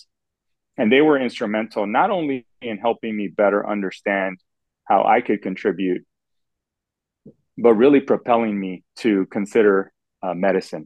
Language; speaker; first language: English; native; English